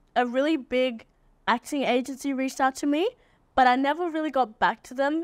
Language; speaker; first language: English; native; English